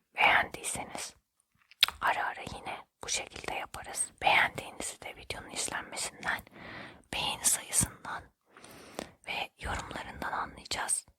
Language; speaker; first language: Turkish; native; Turkish